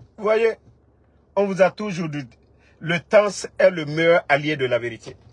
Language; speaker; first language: French; non-native, local second language; Mandingo